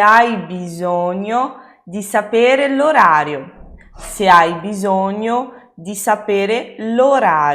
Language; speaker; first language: Italian; non-native, fluent; Portuguese